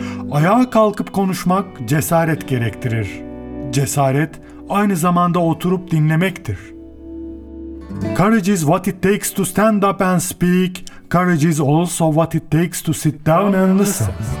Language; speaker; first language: English; non-native, fluent; Turkish